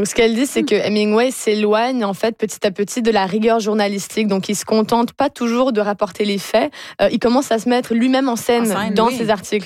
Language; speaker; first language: French; native; French